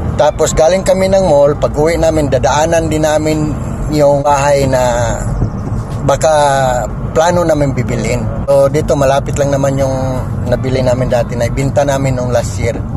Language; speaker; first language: Filipino; non-native, local second language; Cebuano